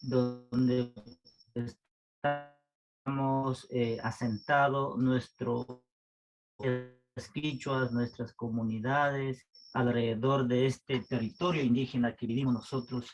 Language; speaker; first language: Spanish; non-native, local second language; Quechua